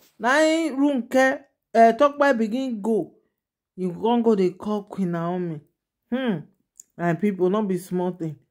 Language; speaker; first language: Nigerian Pidgin; non-native, local second language; Yoruba